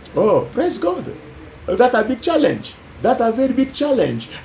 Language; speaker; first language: English; non-native, local second language; Swahili